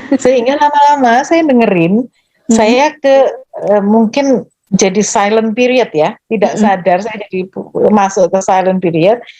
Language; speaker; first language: Indonesian; native; Indonesian